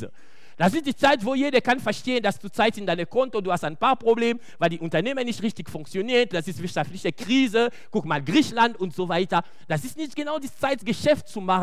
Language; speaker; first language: German; non-native, fluent; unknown